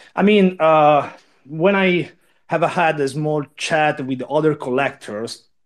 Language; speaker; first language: English; non-native, learner; Italian